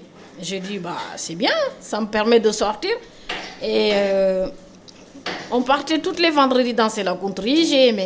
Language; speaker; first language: French; non-native, local second language; Wolof